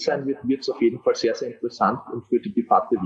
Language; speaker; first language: German; native; German